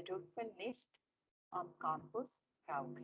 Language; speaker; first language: German; non-native, learner; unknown